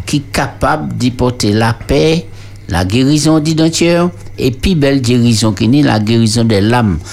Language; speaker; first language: French; native; French